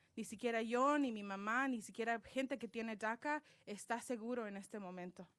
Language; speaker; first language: Spanish; early bilingual, other home language; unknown